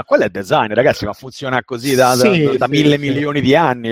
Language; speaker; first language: Italian; native; Italian